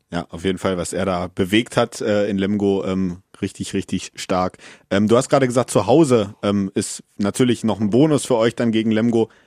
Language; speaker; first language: German; native; German